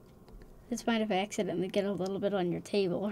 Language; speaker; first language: English; native; English